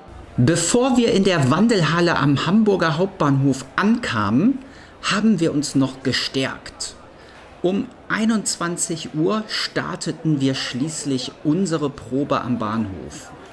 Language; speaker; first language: German; native; German